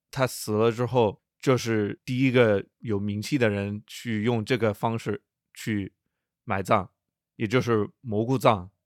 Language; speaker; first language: Chinese; non-native, fluent; English